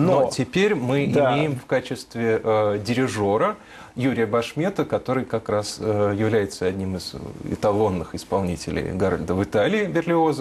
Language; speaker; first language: Russian; native; Russian